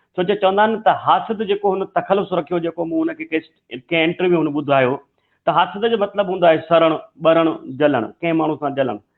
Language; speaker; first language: Sindhi; native; Sindhi